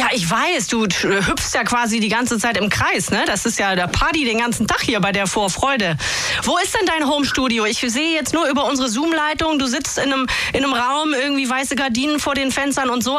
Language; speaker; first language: German; native; German